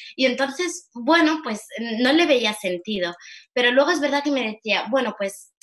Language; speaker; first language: Spanish; early bilingual, heritage; Arabic